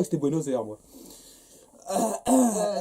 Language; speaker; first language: French; native; French